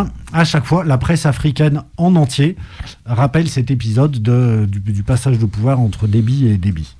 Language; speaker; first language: French; native; French